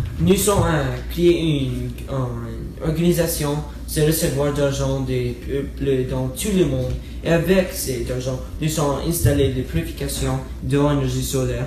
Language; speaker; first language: French; non-native, learner; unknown